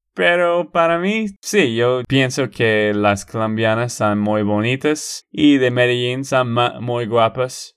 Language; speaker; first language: Spanish; non-native, fluent; English